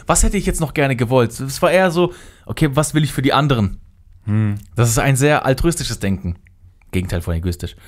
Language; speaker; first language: German; early bilingual, other home language; Kurdish